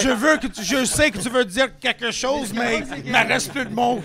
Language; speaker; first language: French; non-native, fluent; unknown